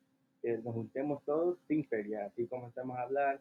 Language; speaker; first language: Spanish; early bilingual, heritage; Spanish